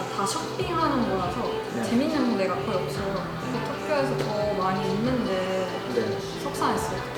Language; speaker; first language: Korean; non-native, learner; Japanese